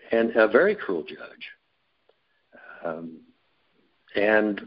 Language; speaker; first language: English; native; English